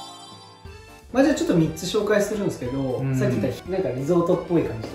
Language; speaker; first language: Japanese; native; Japanese